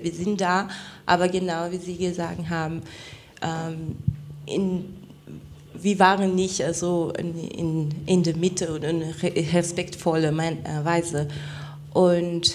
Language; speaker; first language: German; non-native, fluent; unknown